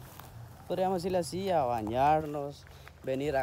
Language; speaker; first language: Spanish; native; Spanish